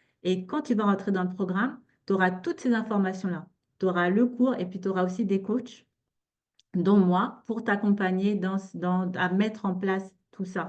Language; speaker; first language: French; native; French